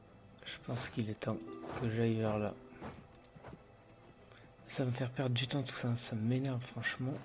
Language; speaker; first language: French; native; French